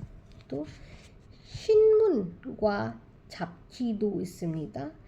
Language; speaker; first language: Korean; non-native, fluent; Hindi